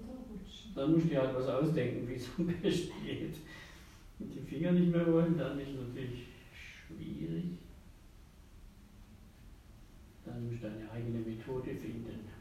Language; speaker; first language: German; native; German